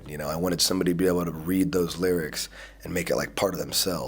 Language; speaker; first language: English; native; English